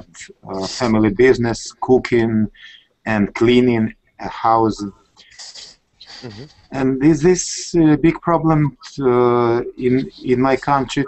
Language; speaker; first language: English; non-native, learner; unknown